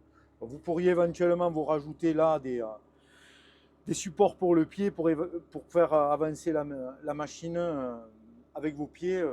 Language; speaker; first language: French; native; French